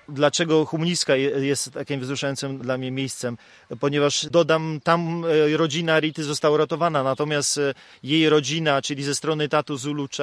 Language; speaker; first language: Polish; native; Polish